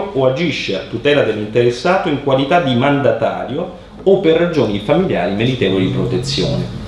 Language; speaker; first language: Italian; native; Italian